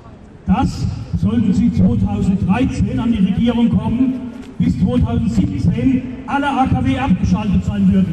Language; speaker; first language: German; native; German